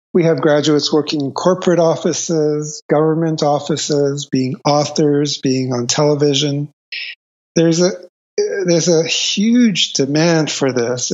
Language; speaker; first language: English; native; English